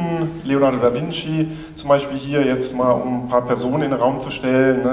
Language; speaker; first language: German; native; German